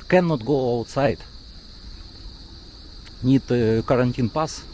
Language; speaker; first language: English; non-native, learner; Russian